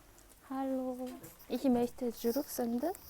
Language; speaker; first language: German; non-native, learner; Korean